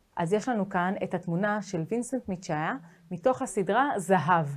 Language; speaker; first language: Hebrew; native; Hebrew